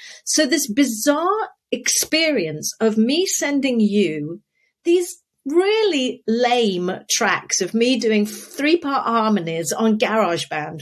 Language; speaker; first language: English; native; English